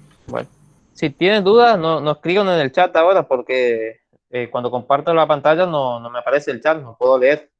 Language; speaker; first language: Spanish; native; Spanish